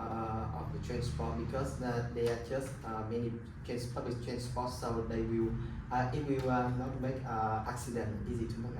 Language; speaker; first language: English; non-native, learner; Vietnamese